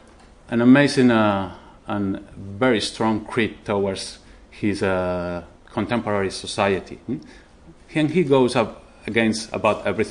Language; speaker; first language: English; non-native, fluent; Spanish